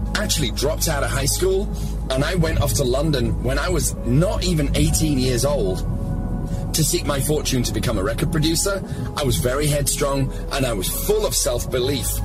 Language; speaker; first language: English; native; English